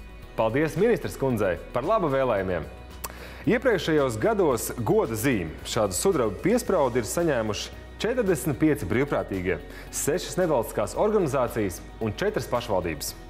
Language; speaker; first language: Latvian; native; Latvian